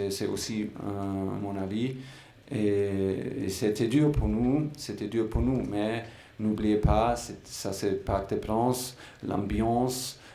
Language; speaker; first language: French; non-native, fluent; German